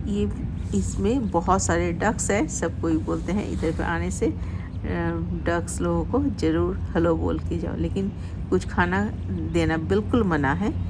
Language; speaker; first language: Hindi; non-native, local second language; Bangla